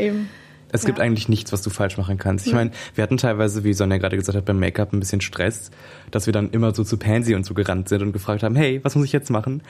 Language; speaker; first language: German; native; German